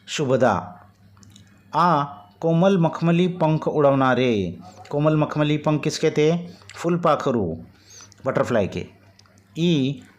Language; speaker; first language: Hindi; non-native, local second language; Marathi